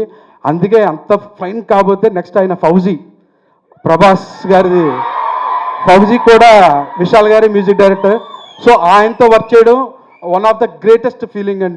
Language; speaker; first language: Telugu; native; Telugu